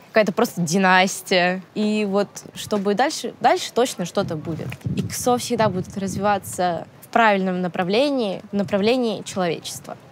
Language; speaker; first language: Russian; native; Russian